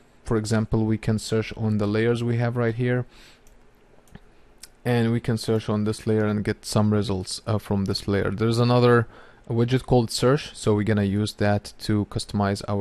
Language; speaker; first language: English; non-native, fluent; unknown